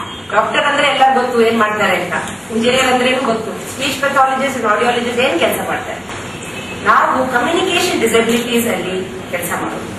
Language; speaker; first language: Kannada; non-native, local second language; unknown